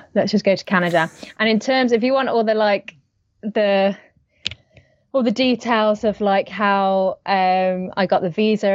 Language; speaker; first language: English; native; English